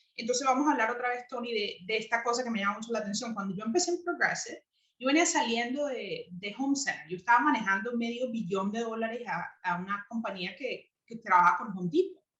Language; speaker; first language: Spanish; native; Spanish